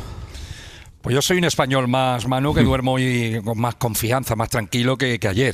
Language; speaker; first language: Spanish; native; Spanish